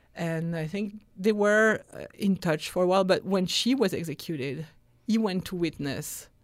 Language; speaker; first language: English; non-native, fluent; French